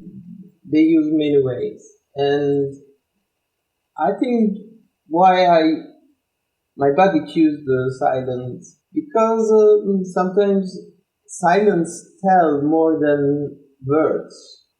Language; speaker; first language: English; non-native, learner; Turkish